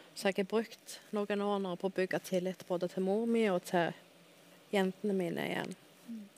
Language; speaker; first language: Norwegian; native; Norwegian